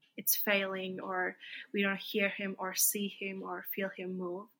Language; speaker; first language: English; non-native, fluent; Latvian